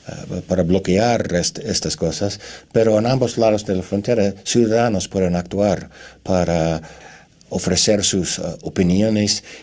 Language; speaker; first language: Spanish; non-native, fluent; English